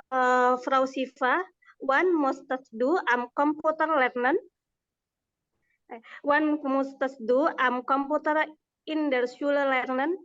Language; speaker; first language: German; non-native, learner; Indonesian